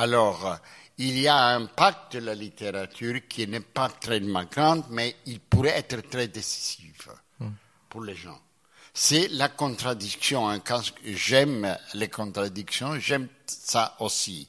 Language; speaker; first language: French; non-native, fluent; Greek